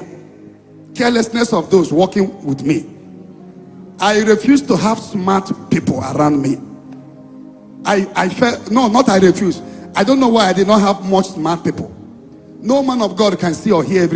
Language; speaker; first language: English; non-native, local second language; Igbo